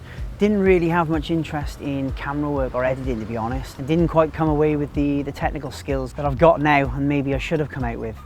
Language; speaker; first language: English; native; English